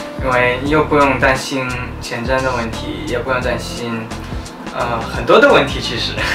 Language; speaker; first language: Chinese; non-native, fluent; Russian